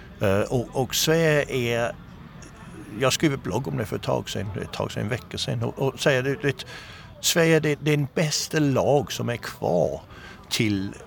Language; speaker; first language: Swedish; non-native, fluent; English